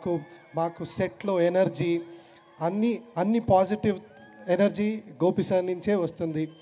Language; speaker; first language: Telugu; non-native, fluent; Kannada